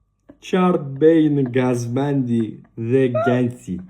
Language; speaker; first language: Albanian; non-native, learner; Turkish